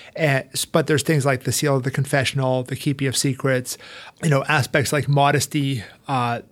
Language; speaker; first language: English; native; English